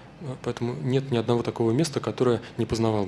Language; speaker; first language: Russian; native; Russian